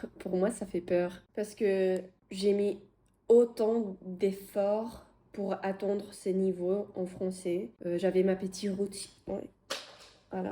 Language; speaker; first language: French; non-native, fluent; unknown